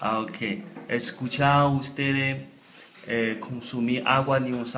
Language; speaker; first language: Spanish; non-native, learner; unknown